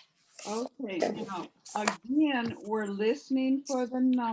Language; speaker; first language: English; native; English